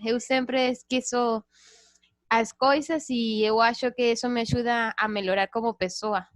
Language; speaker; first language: Portuguese; non-native, learner; Spanish